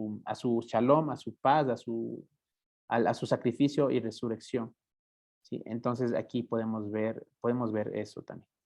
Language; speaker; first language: Spanish; native; Spanish